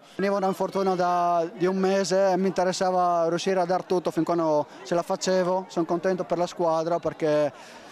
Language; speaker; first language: Italian; native; Italian